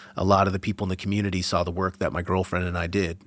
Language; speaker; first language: English; native; English